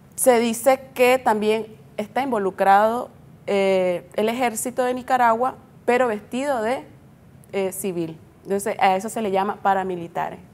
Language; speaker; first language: Spanish; native; Spanish